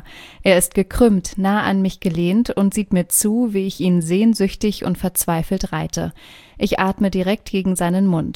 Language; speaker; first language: German; native; German